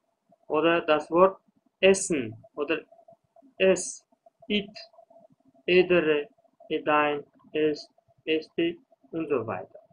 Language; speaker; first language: German; non-native, fluent; Uzbek